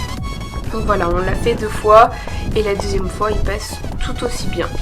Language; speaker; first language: French; native; French